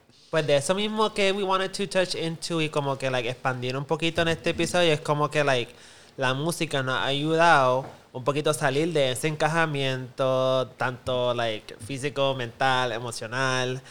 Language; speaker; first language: Spanish; early bilingual, heritage; Spanish